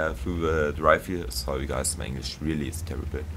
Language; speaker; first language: English; non-native, fluent; German